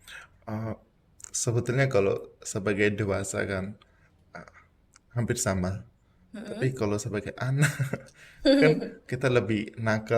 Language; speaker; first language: Indonesian; non-native, fluent; Punjabi